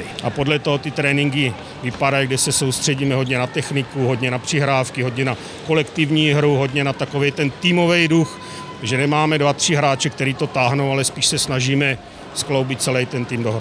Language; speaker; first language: Czech; native; Czech